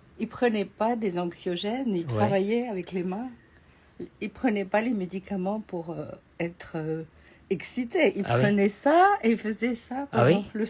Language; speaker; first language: French; native; French